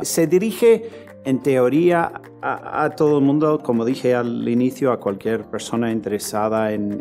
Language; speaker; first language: Spanish; non-native, fluent; English